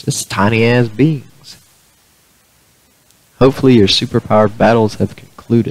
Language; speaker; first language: English; native; English